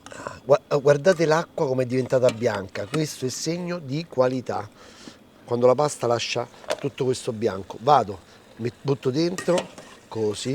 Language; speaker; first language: Italian; native; Italian